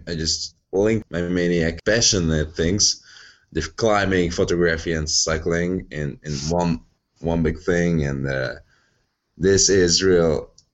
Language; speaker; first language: English; non-native, fluent; Hungarian